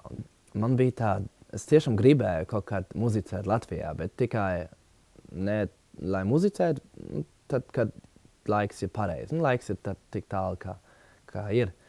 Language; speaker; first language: Latvian; non-native, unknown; German